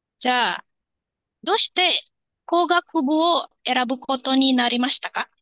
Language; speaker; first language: Japanese; non-native, fluent; Indonesian